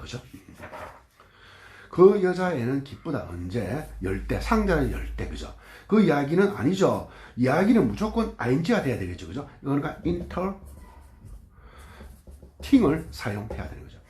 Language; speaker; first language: Korean; native; Korean